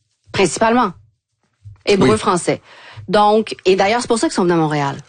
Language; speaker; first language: French; native; French